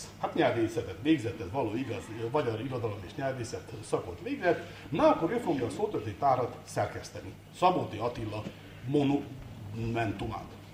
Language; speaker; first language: Hungarian; native; Hungarian